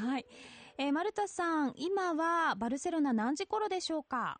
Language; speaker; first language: Japanese; native; Japanese